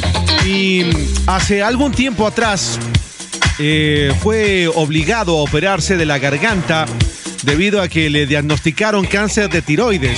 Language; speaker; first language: Spanish; native; Spanish